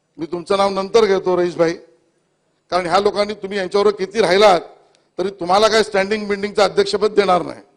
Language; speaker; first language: Marathi; native; Marathi